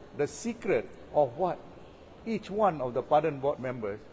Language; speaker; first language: English; non-native, local second language; Malay